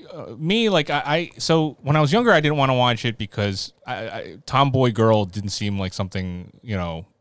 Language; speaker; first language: English; early bilingual, other home language; Filipino